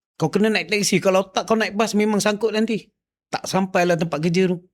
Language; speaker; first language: Malay; native; Malay